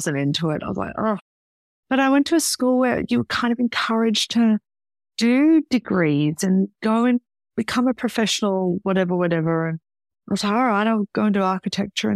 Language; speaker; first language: English; native; English